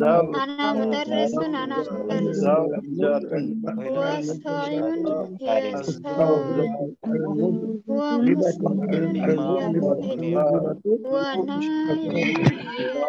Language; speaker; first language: Arabic; non-native, learner; Bangla